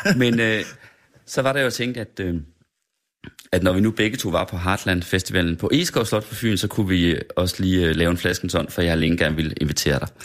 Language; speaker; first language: Danish; native; Danish